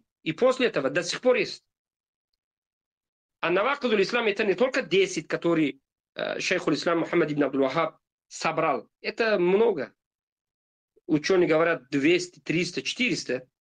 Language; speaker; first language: Russian; non-native, fluent; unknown